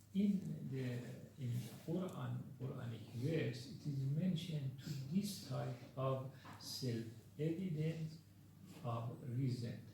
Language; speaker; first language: English; non-native, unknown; Persian